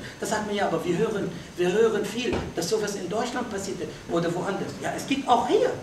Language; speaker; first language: German; non-native, fluent; Arabic